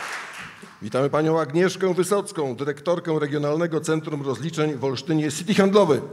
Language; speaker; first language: Polish; native; Polish